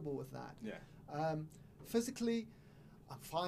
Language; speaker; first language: English; native; English